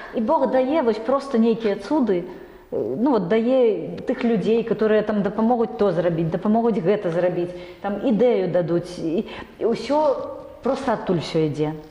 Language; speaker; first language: Belarusian; non-native, local second language; Russian